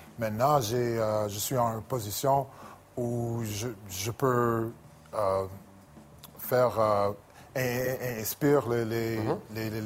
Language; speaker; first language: French; non-native, local second language; English